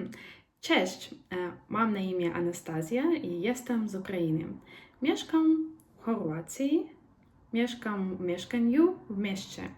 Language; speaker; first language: Polish; non-native, learner; Ukrainian